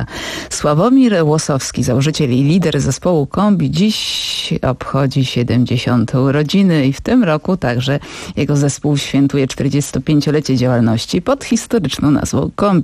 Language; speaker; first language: Polish; native; Polish